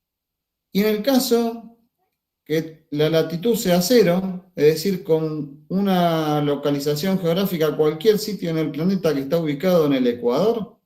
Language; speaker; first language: Spanish; native; Spanish